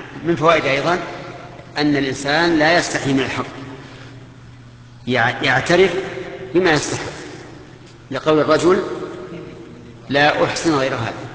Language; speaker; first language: Arabic; native; Arabic